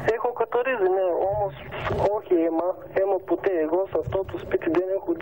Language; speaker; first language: Greek; non-native, learner; Bulgarian